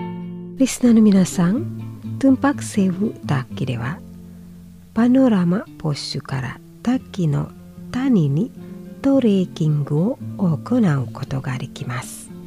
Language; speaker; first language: Japanese; non-native, fluent; Indonesian